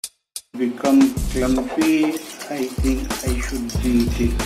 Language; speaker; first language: English; non-native, local second language; Hindi